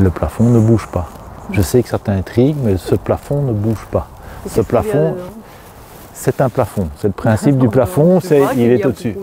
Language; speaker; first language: French; native; French